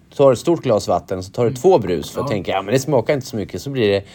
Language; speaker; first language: Swedish; native; Swedish